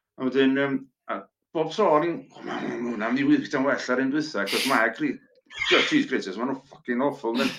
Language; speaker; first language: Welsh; native; Welsh